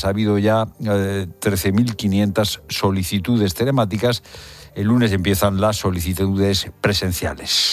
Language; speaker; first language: Spanish; native; Spanish